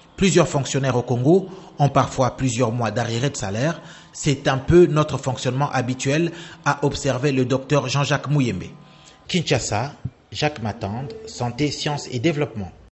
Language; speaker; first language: French; non-native, local second language; Lingala